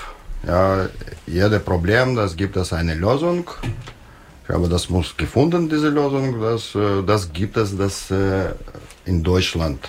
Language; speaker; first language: German; non-native, learner; Russian